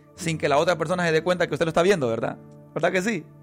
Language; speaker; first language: Spanish; early bilingual, heritage; Spanish